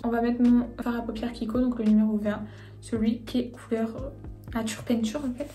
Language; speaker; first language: French; native; French